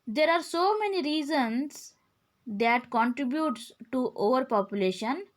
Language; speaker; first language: English; non-native, local second language; Kannada